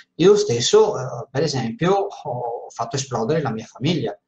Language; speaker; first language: Italian; native; Italian